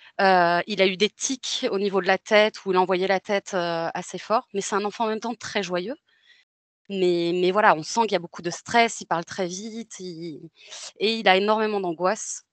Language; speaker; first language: French; native; French